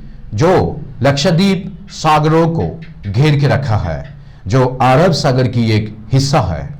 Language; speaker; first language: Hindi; non-native, local second language; Bangla